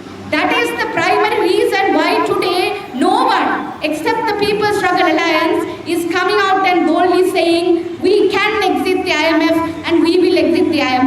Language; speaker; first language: English; non-native, local second language; Tamil